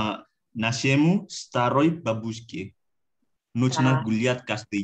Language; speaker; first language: Russian; non-native, learner; Indonesian